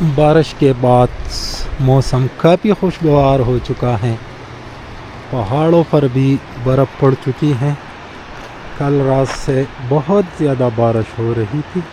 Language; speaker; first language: Urdu; non-native, local second language; Pashto